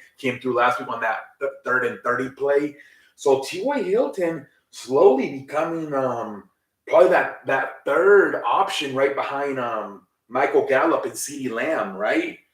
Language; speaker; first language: English; native; English